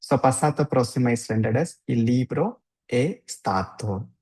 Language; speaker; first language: Italian; non-native, fluent; Tamil